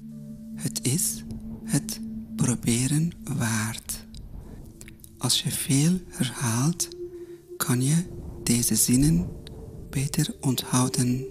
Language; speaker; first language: Dutch; non-native, fluent; Persian